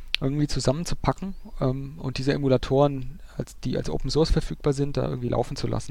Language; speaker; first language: German; native; German